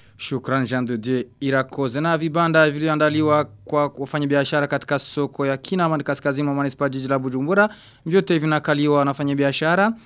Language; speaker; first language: Swahili; non-native, local second language; Rundi